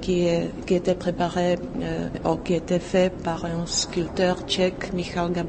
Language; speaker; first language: French; non-native, fluent; Czech